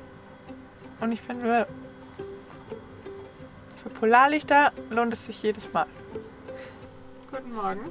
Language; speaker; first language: German; native; German